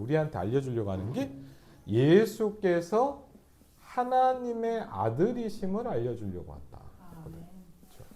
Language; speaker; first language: Korean; native; Korean